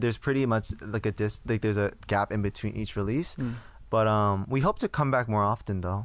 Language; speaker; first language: English; early bilingual, other home language; Korean